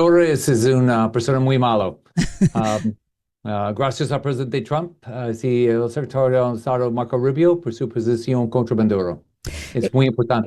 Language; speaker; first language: Spanish; non-native, learner; English